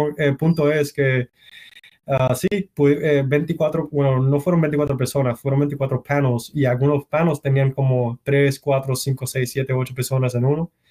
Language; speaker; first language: Spanish; early bilingual, heritage; Spanish